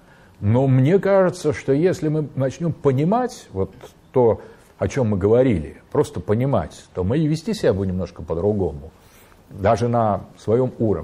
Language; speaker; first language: Russian; native; Russian